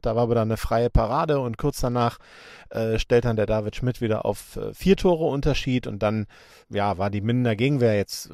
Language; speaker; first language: German; native; German